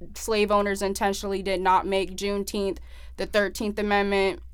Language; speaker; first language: English; native; English